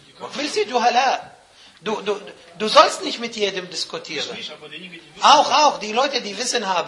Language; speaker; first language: German; non-native, fluent; Arabic